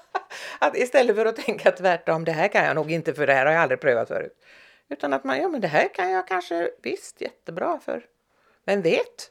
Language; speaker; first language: Swedish; native; Swedish